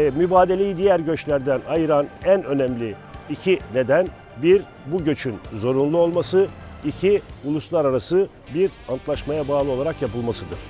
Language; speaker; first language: Turkish; native; Turkish